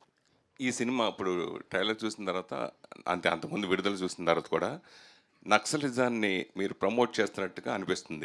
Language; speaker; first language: Telugu; native; Telugu